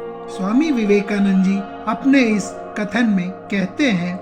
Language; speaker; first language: Hindi; native; Hindi